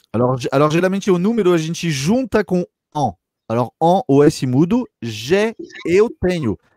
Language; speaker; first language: Portuguese; non-native, fluent; French